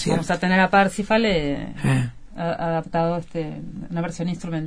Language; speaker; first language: Spanish; native; Spanish